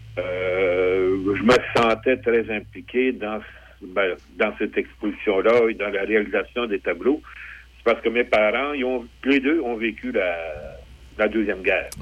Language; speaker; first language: French; early bilingual, other home language; Polish